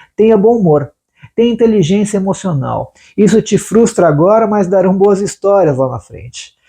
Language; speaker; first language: Portuguese; native; Portuguese